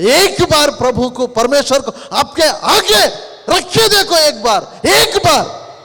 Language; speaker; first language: Hindi; non-native, local second language; Telugu